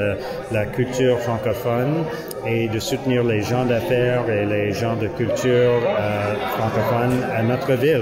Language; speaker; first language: French; non-native, learner; English